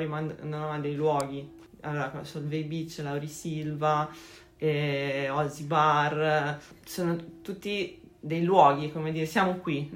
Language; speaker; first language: Italian; native; Italian